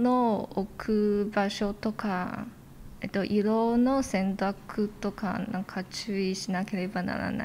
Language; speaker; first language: Japanese; non-native, fluent; Chinese